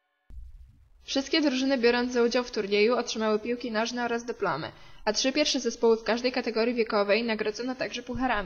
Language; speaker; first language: Polish; native; Polish